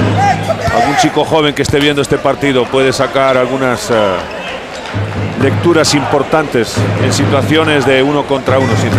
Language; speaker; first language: Spanish; native; Spanish